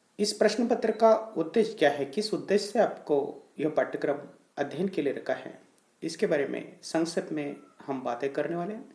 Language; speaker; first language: Hindi; non-native, local second language; Marathi